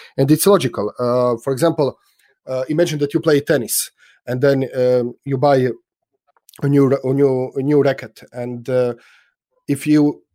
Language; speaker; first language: English; non-native, fluent; Croatian